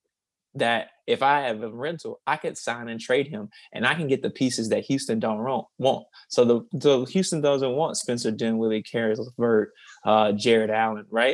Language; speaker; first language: English; native; English